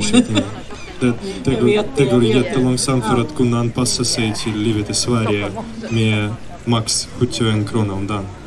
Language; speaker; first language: Swedish; non-native, fluent; Ukrainian